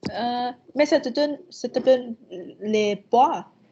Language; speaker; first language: French; non-native, fluent; Vietnamese